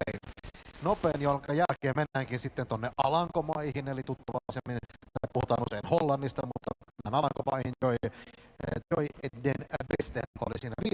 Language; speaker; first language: Finnish; native; Finnish